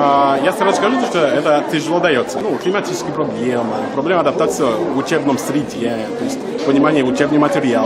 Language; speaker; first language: Russian; non-native, fluent; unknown